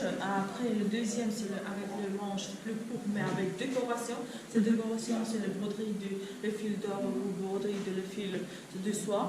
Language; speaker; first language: French; non-native, learner; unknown